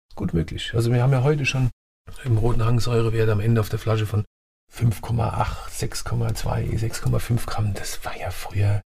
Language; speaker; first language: German; native; German